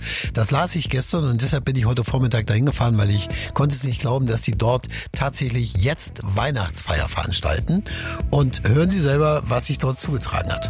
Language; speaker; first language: German; native; German